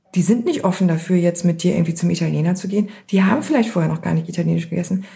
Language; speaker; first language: German; native; German